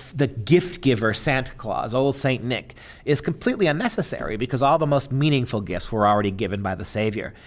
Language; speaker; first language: English; native; English